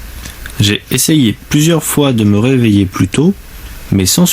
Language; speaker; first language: French; native; French